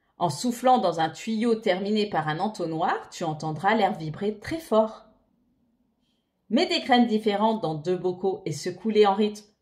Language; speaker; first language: French; native; French